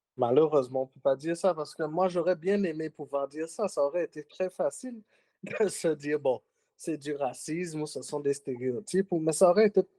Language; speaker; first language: French; native; French